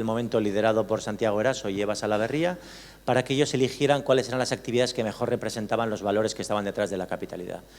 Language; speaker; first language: Spanish; native; Spanish